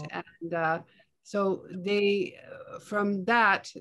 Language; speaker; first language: English; non-native, fluent; Turkish